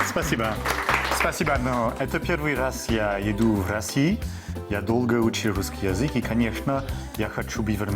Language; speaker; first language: Russian; non-native, learner; French